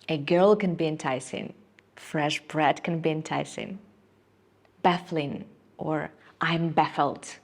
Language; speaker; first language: English; non-native, fluent; Ukrainian